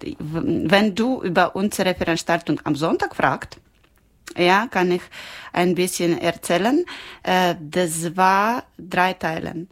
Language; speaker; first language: German; non-native, learner; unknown